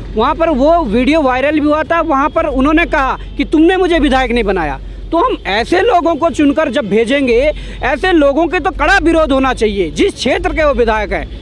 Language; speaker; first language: Hindi; native; Hindi